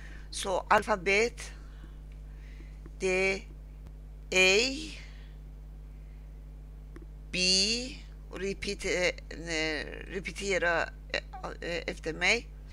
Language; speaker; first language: Swedish; non-native, fluent; Persian